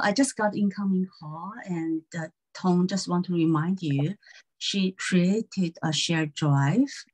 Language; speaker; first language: English; non-native, fluent; Chinese